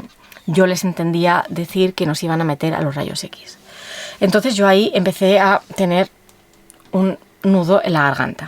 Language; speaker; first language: Spanish; native; Spanish